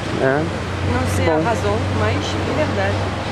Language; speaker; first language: Portuguese; non-native, learner; French